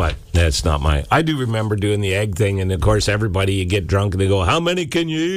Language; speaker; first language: English; native; English